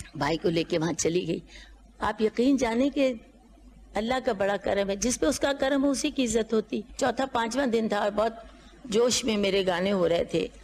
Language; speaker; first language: Urdu; non-native, local second language; Punjabi